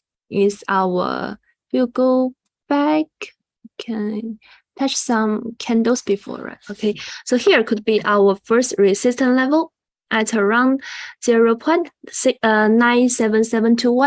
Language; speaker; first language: English; non-native, fluent; Chinese